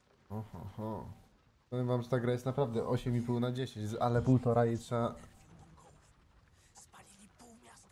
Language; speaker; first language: Polish; native; Polish